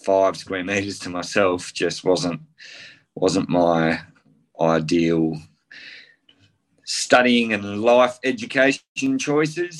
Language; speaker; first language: English; native; English